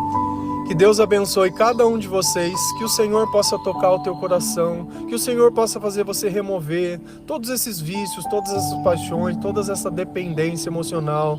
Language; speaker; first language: Portuguese; native; Portuguese